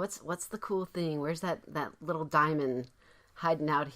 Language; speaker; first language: English; native; English